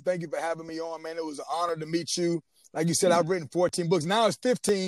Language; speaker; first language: English; native; English